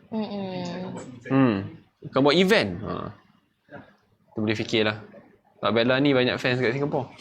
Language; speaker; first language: Malay; native; Malay